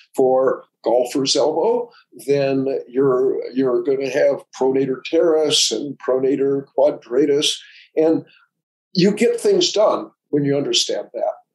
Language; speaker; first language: English; native; English